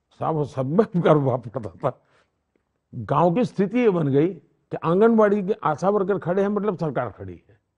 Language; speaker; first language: Hindi; non-native, local second language; Gujarati